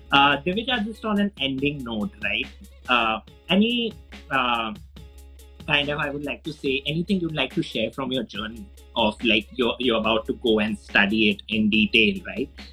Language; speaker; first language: English; non-native, local second language; Hindi